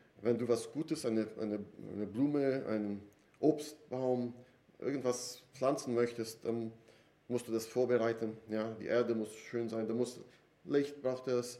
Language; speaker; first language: German; non-native, fluent; Portuguese